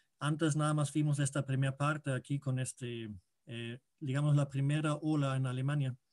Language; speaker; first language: Spanish; non-native, fluent; German